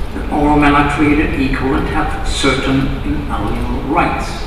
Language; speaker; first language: English; non-native, fluent; German